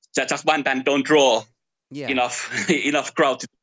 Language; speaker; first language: English; non-native, fluent; Finnish